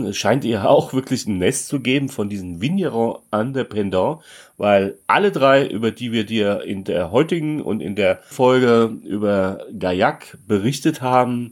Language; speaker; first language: German; native; German